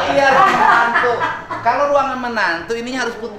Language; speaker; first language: Indonesian; native; Indonesian